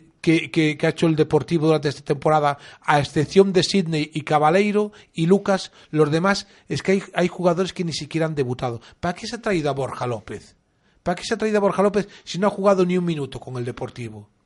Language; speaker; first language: Spanish; native; Spanish